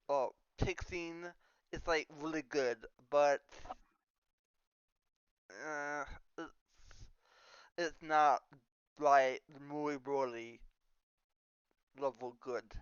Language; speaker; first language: English; non-native, learner; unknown